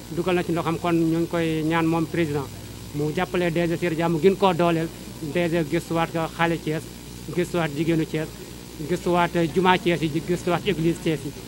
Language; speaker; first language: Wolof; non-native, local second language; Fula